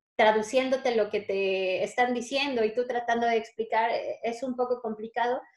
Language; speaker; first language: Spanish; native; Spanish